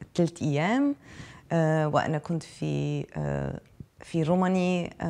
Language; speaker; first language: Arabic; non-native, fluent; Azerbaijani